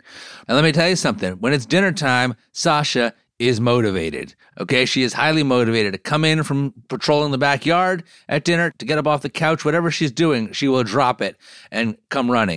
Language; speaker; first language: English; native; English